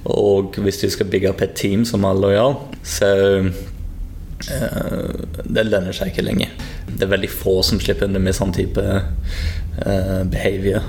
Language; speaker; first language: Norwegian; non-native, fluent; English